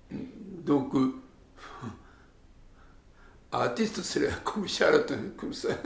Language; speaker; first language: French; non-native, learner; Japanese